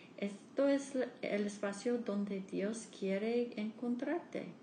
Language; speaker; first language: Spanish; non-native, learner; English